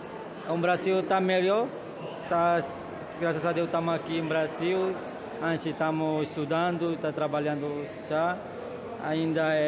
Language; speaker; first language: Portuguese; non-native, learner; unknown